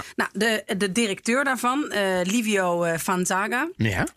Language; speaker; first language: Dutch; native; Dutch